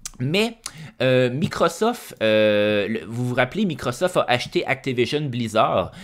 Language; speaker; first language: French; native; French